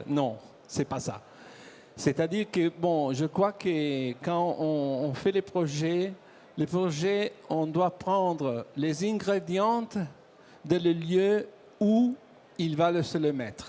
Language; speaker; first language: French; non-native, learner; Italian